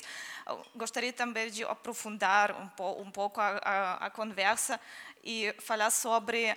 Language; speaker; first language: Portuguese; non-native, fluent; German